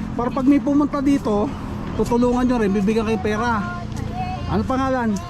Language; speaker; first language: Filipino; native; Filipino